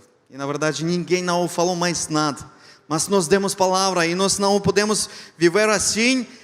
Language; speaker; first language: Portuguese; non-native, fluent; Ukrainian